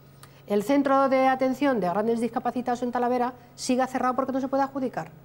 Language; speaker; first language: Spanish; native; Spanish